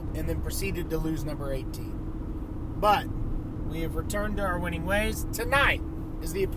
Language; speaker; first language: English; native; English